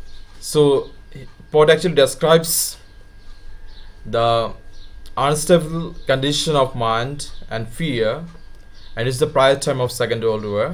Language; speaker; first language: English; non-native, fluent; Bangla